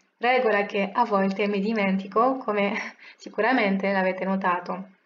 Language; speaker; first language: Italian; non-native, fluent; French